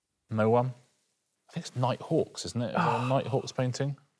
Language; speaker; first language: English; native; English